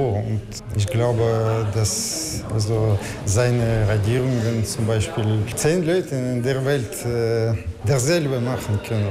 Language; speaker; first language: German; non-native, learner; Russian